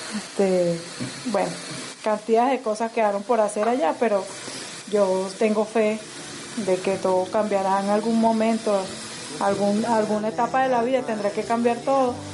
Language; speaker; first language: Spanish; native; Spanish